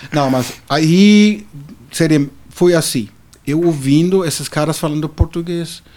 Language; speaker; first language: Portuguese; non-native, fluent; German